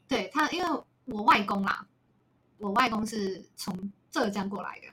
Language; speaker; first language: Chinese; native; Chinese